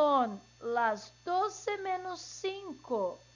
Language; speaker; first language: Spanish; non-native, learner; Portuguese